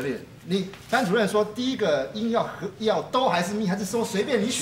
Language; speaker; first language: Chinese; native; Chinese